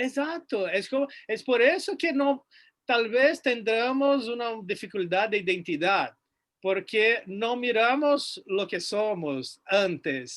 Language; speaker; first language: Spanish; non-native, fluent; Portuguese